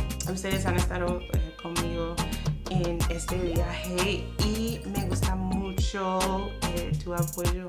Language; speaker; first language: Spanish; non-native, fluent; English